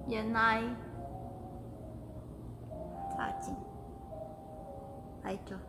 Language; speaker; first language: Korean; non-native, learner; Chinese